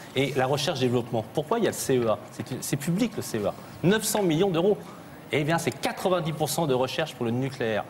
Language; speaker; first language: French; early bilingual, other home language; Korean